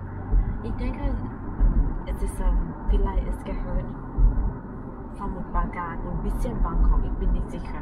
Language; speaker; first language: German; non-native, learner; Thai